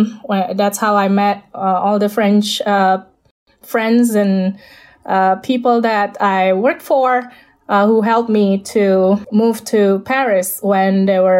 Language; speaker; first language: English; non-native, fluent; Indonesian